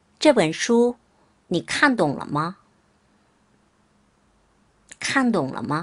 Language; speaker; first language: Chinese; non-native, fluent; Korean